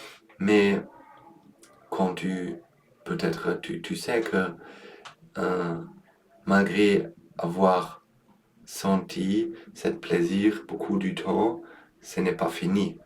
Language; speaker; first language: French; non-native, learner; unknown